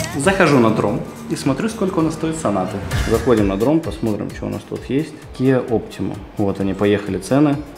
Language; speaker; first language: Russian; native; Russian